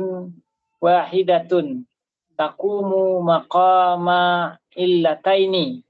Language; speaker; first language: Arabic; non-native, learner; Indonesian